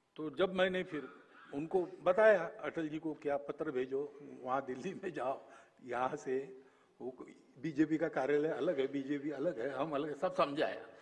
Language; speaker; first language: Hindi; non-native, local second language; Marathi